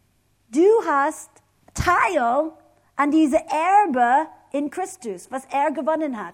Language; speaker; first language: German; non-native, fluent; English